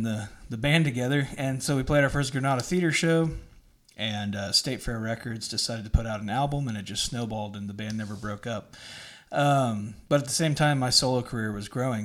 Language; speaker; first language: English; native; English